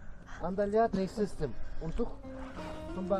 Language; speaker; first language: Indonesian; non-native, learner; Turkish